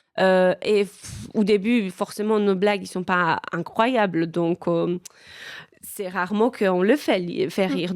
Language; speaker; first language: French; non-native, fluent; Polish